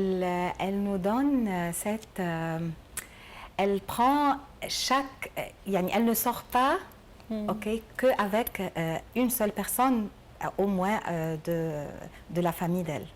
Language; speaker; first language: French; non-native, learner; Arabic